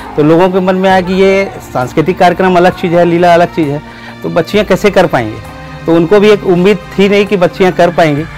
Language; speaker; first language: Hindi; native; Hindi